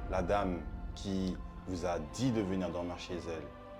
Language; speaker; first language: French; native; French